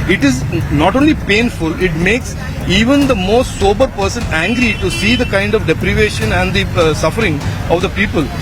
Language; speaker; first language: English; non-native, local second language; Malayalam